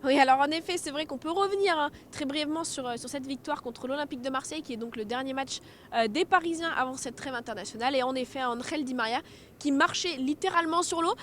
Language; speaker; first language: French; native; French